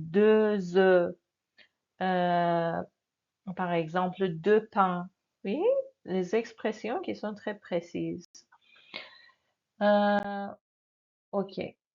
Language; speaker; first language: French; non-native, fluent; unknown